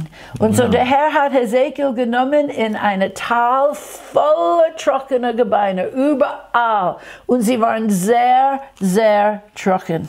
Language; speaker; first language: German; non-native, fluent; English